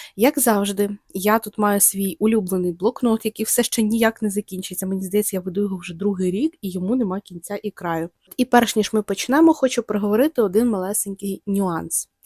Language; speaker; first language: Ukrainian; non-native, local second language; Russian